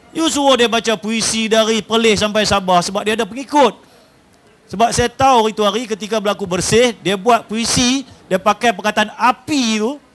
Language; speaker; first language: Malay; native; Malay